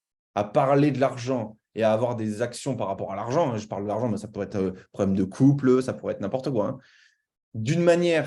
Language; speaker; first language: French; native; French